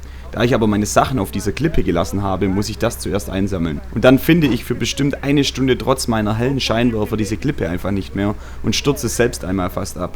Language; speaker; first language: German; native; German